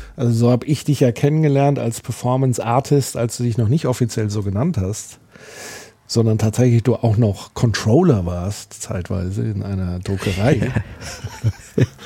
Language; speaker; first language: German; native; German